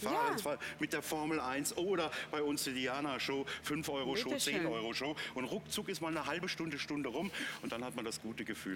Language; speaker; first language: German; native; German